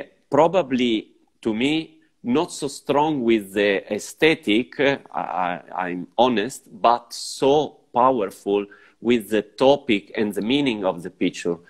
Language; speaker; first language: English; non-native, fluent; Italian